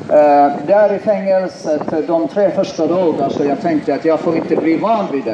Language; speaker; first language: Swedish; non-native, fluent; Finnish